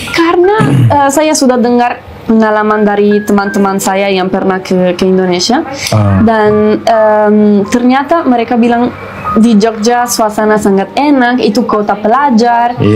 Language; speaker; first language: Indonesian; non-native, fluent; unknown